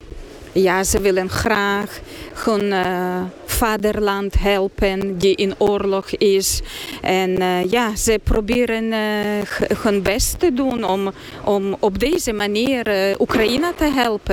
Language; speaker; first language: Dutch; non-native, fluent; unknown